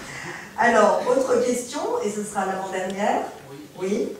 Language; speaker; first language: French; native; French